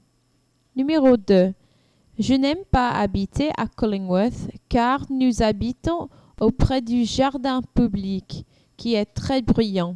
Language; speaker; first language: French; non-native, learner; English